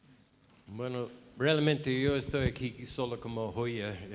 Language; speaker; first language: Spanish; non-native, fluent; English